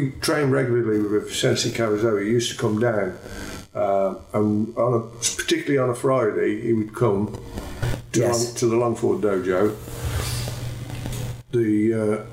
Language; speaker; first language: English; native; English